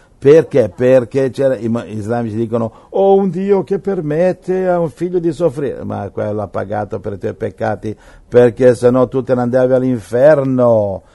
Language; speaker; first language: Italian; native; Italian